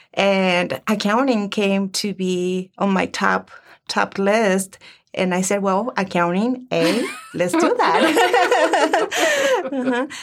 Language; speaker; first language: English; early bilingual, other home language; Spanish